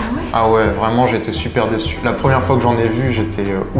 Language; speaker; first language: French; native; French